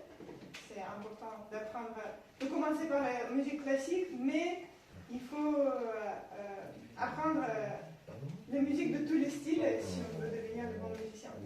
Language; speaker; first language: French; non-native, fluent; Ukrainian